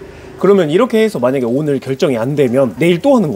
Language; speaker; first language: Korean; native; Korean